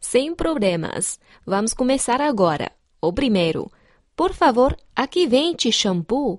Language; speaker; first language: Portuguese; non-native, fluent; Chinese